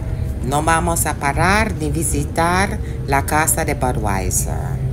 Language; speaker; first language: Spanish; non-native, fluent; English